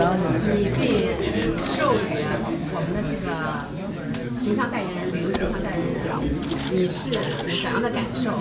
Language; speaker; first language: Chinese; native; Chinese